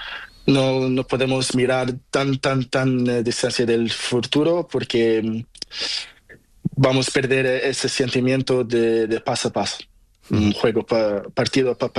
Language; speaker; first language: Spanish; non-native, learner; Portuguese